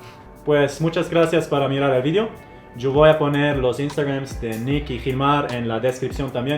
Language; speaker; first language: Spanish; non-native, fluent; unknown